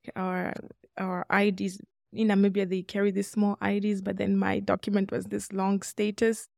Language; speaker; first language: English; non-native, local second language; Swahili